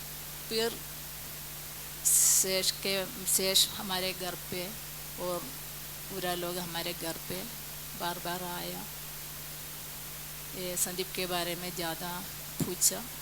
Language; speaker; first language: Hindi; non-native, local second language; Malayalam